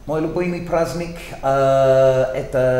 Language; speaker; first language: Russian; non-native, learner; English